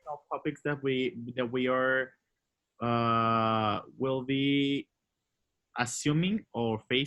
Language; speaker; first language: English; non-native, learner; Spanish